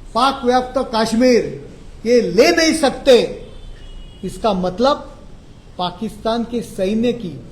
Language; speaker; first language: Hindi; non-native, local second language; Marathi